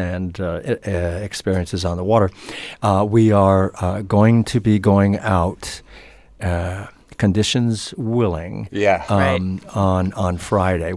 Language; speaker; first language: English; native; English